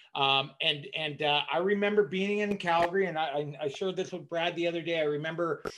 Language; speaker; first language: English; native; English